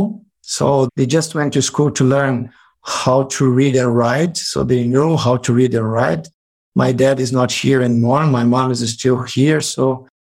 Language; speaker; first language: English; non-native, fluent; Portuguese